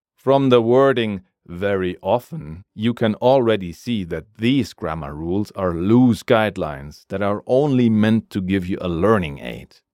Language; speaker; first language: English; non-native, fluent; German